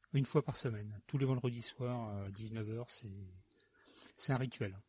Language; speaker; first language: French; native; French